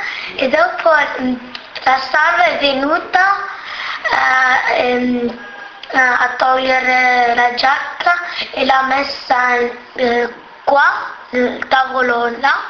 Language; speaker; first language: Italian; non-native, local second language; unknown